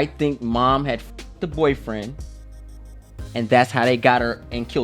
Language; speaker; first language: English; native; English